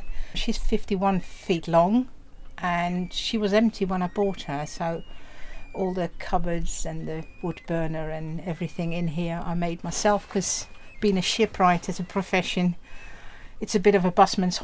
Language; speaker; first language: English; non-native, fluent; Dutch